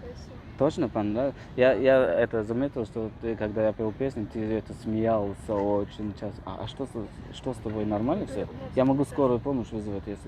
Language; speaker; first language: Russian; non-native, local second language; Tajik